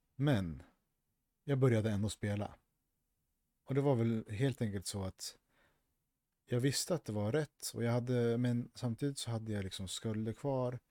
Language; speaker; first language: Swedish; early bilingual, other home language; Spanish